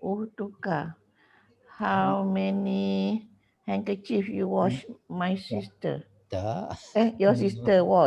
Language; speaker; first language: English; non-native, learner; Malay